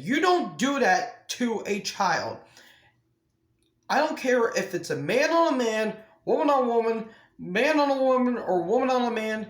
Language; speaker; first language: English; native; English